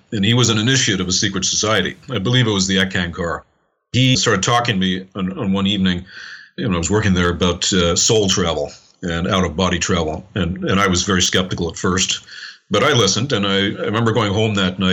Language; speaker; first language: English; native; English